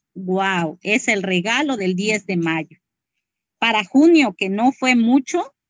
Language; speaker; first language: Spanish; native; Spanish